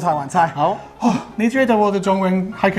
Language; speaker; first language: Chinese; non-native, learner; English